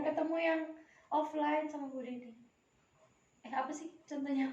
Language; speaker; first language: Indonesian; native; Indonesian